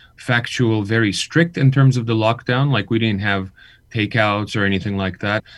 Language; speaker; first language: English; early bilingual, other home language; Armenian